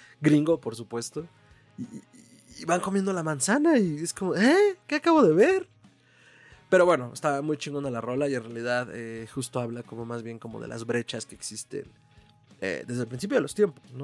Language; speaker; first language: Spanish; native; Spanish